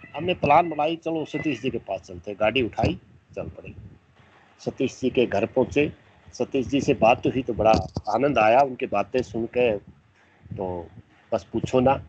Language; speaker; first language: Hindi; native; Hindi